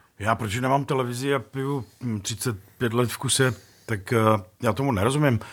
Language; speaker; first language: Czech; native; Czech